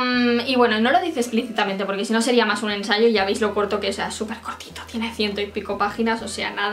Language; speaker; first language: Spanish; native; Spanish